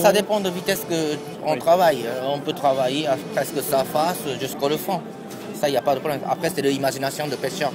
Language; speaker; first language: French; non-native, learner; Japanese